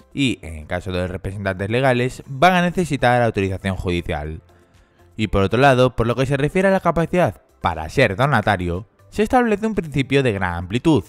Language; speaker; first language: Spanish; native; Spanish